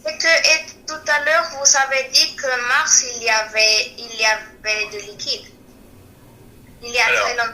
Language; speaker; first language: French; non-native, learner; Spanish